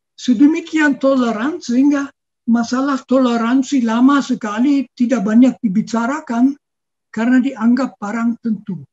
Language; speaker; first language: Indonesian; non-native, fluent; German